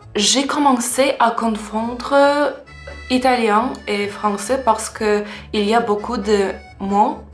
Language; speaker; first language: French; non-native, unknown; Russian